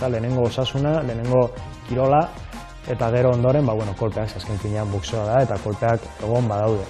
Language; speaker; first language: Basque; non-native, local second language; Spanish